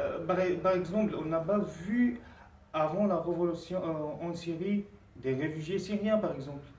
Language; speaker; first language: French; non-native, fluent; Arabic